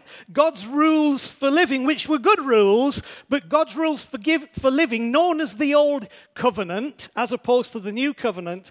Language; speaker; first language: English; native; English